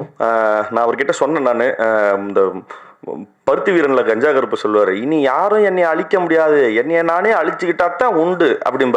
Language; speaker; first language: Tamil; native; Tamil